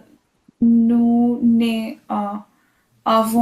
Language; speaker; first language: French; non-native, learner; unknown